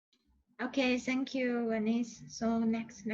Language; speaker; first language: English; non-native, learner; Chinese